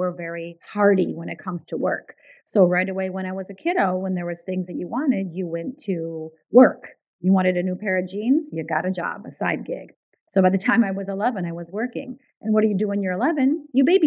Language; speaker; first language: English; early bilingual, other home language; Ukrainian